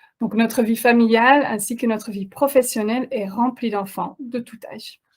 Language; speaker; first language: French; non-native, fluent; Dutch